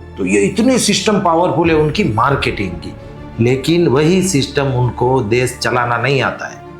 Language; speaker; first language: Hindi; non-native, local second language; Gujarati